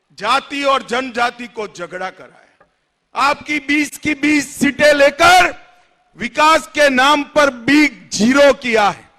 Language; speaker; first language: Hindi; non-native, local second language; Gujarati